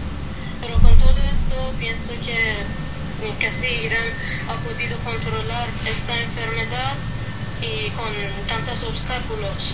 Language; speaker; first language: Spanish; non-native, learner; Persian